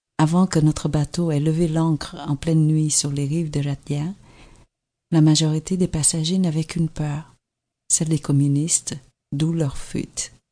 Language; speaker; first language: French; early bilingual, other home language; Vietnamese